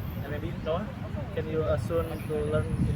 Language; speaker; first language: English; non-native, learner; Indonesian